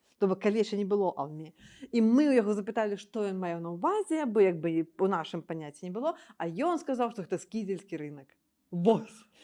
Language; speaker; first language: Belarusian; native; Belarusian